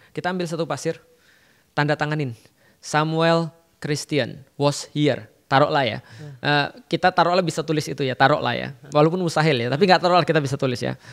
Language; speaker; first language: Indonesian; native; Indonesian